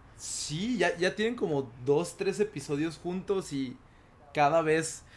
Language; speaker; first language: Spanish; early bilingual, heritage; Spanish